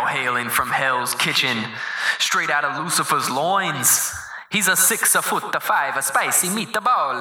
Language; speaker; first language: English; native; English